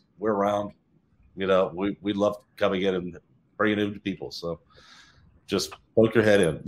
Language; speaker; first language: English; native; English